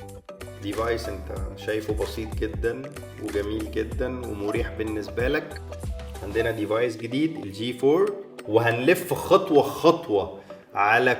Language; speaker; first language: Arabic; native; Arabic